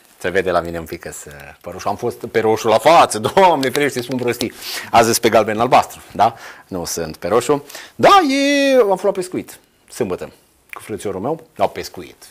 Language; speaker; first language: Romanian; native; Romanian